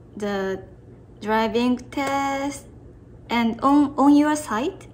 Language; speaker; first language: English; non-native, learner; Japanese